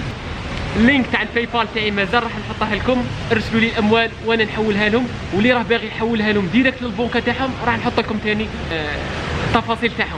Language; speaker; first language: Arabic; native; Arabic